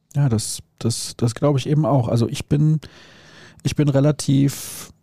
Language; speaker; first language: German; native; German